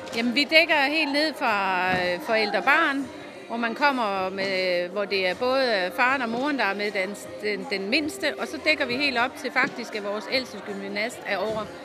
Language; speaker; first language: Danish; native; Danish